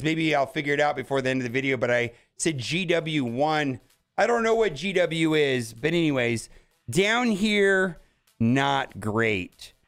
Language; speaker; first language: English; native; English